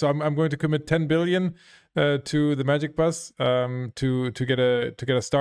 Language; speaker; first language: English; non-native, fluent; German